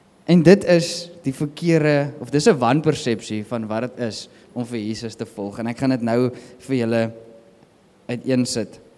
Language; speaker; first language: Afrikaans; native; Afrikaans